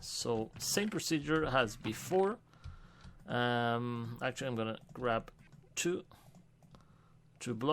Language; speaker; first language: English; non-native, fluent; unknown